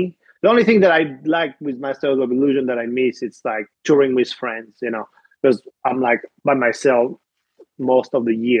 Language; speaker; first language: English; non-native, fluent; French